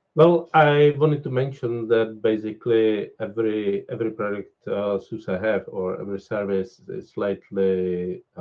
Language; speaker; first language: English; non-native, fluent; Czech